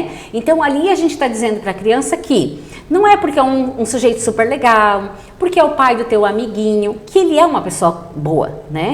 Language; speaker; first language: Portuguese; native; Portuguese